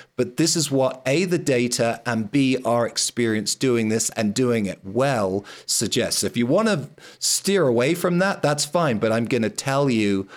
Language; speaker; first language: English; native; English